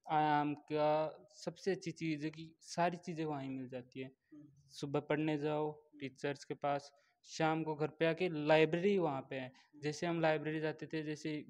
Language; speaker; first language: Hindi; native; Hindi